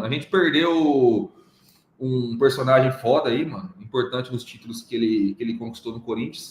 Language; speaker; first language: Portuguese; native; Portuguese